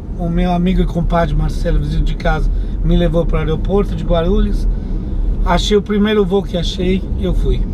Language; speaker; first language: Portuguese; non-native, fluent; Italian